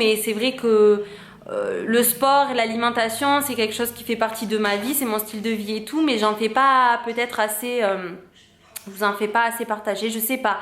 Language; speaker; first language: French; native; French